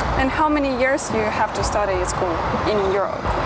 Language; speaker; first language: English; non-native, fluent; Russian